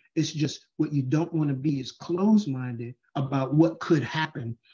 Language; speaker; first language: English; native; English